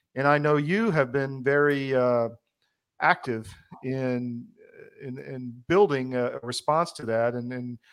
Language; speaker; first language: English; native; English